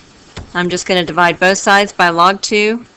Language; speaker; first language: English; native; English